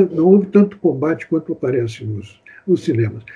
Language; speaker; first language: Portuguese; native; Portuguese